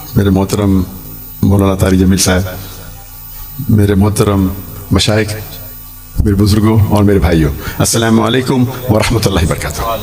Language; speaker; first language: Urdu; non-native, local second language; English